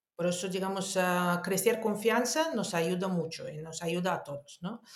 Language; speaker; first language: Spanish; non-native, fluent; Russian